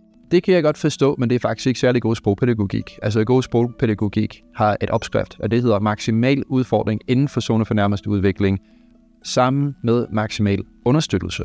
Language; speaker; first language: Danish; non-native, fluent; English